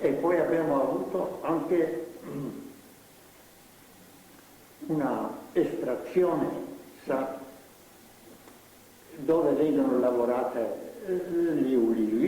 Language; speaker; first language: Italian; non-native, fluent; Slovenian